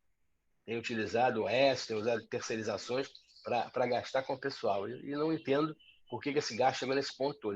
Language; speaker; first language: Portuguese; native; Portuguese